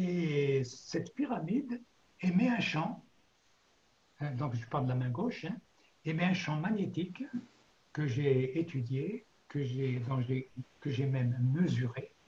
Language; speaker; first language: French; native; French